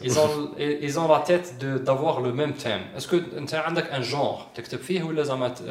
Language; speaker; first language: French; non-native, local second language; Arabic